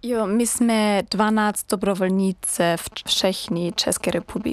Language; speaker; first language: Czech; non-native, learner; German